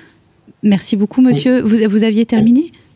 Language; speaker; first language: French; native; French